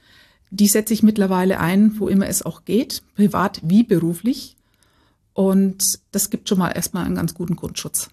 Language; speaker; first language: German; native; German